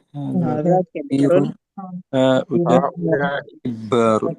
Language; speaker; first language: Arabic; non-native, learner; Malayalam